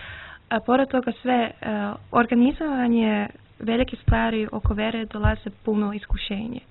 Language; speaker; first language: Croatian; early bilingual, heritage; Serbian